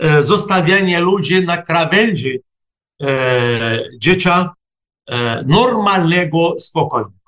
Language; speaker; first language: Polish; non-native, fluent; Arabic